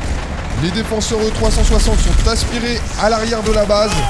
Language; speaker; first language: French; native; French